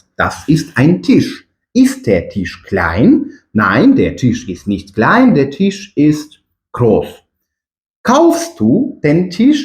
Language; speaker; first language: German; non-native, fluent; Ukrainian